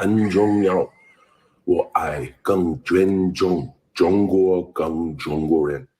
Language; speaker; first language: Chinese; non-native, learner; English